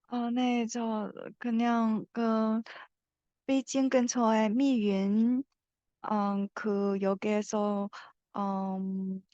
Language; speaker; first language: Korean; non-native, learner; Chinese